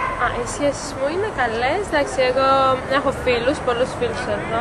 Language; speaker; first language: Greek; non-native, fluent; Albanian